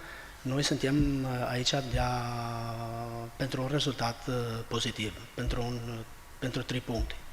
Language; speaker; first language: Romanian; non-native, fluent; Albanian